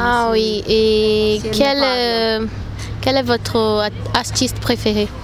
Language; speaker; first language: French; non-native, learner; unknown